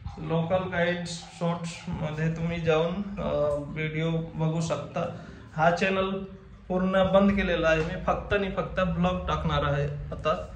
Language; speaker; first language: Marathi; non-native, local second language; Hindi